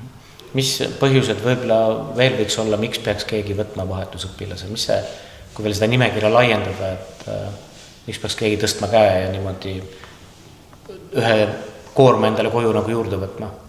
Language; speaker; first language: Estonian; native; Estonian